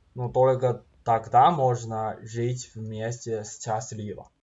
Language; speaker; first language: Russian; non-native, learner; Chinese